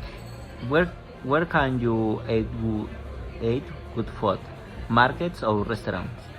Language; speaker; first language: English; non-native, learner; Spanish